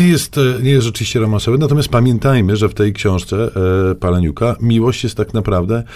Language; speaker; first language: Polish; native; Polish